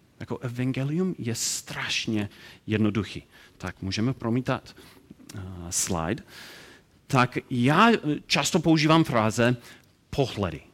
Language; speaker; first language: Czech; non-native, learner; English